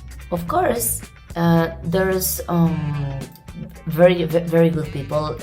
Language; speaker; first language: English; non-native, learner; Spanish